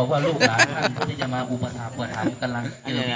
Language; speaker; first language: Thai; non-native, local second language; Lao